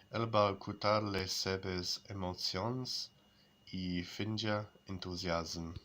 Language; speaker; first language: Catalan; non-native, learner; English